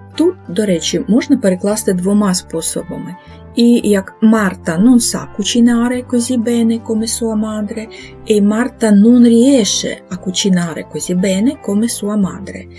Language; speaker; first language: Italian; non-native, fluent; Ukrainian